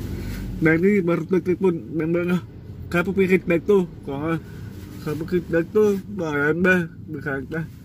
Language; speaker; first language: Indonesian; non-native, learner; Vietnamese